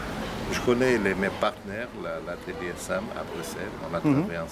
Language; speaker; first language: French; non-native, learner; Portuguese